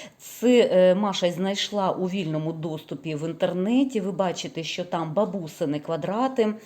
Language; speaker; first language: Ukrainian; non-native, local second language; Russian